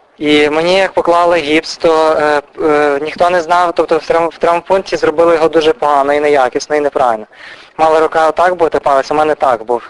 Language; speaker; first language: Ukrainian; native; Ukrainian